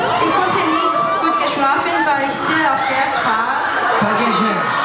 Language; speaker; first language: German; non-native, learner; Korean